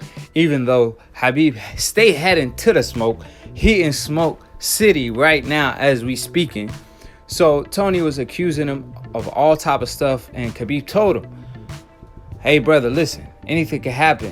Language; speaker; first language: English; native; English